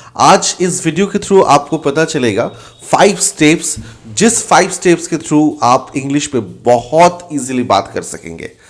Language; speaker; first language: Hindi; non-native, local second language; Bangla